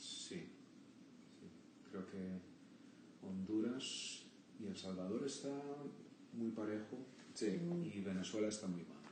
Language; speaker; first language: Spanish; early bilingual, heritage; Spanish